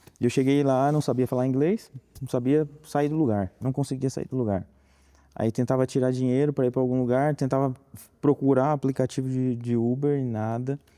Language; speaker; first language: Portuguese; native; Portuguese